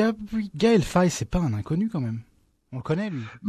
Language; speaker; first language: French; native; French